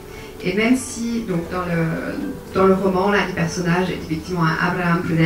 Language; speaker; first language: French; native; French